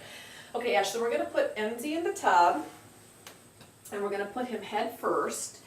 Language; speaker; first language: English; native; English